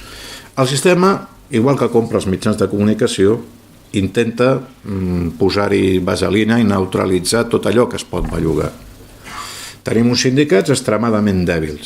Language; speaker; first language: Catalan; native; Catalan